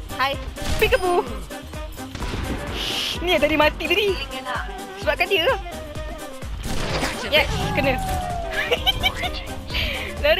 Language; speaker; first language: Malay; native; Malay